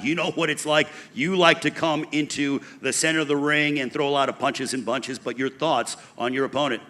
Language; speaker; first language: English; native; English